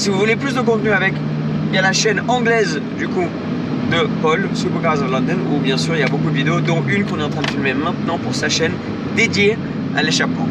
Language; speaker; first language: French; native; French